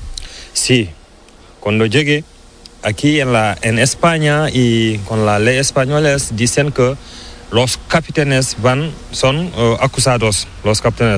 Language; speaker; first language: Spanish; non-native, learner; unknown